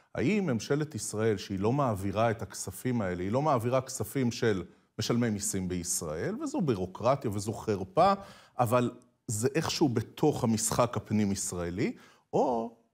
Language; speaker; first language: Hebrew; native; Hebrew